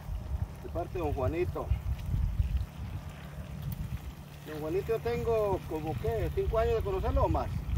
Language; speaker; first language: Spanish; native; Spanish